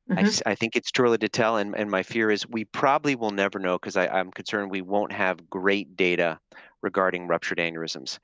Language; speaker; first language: English; native; English